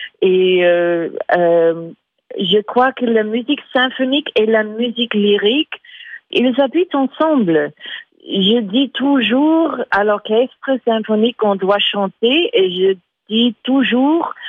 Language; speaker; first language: French; non-native, fluent; English